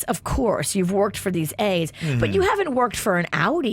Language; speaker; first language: English; native; English